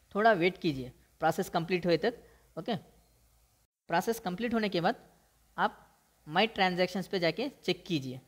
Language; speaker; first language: Hindi; non-native, local second language; Telugu